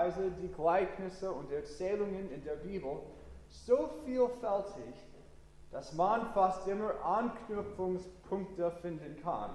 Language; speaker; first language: German; non-native, fluent; English